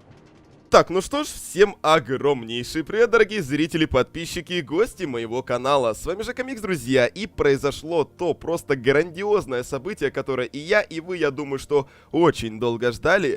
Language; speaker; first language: Russian; native; Russian